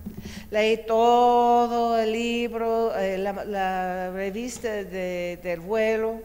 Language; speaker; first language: Spanish; non-native, fluent; English